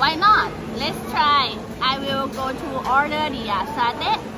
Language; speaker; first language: English; non-native, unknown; Thai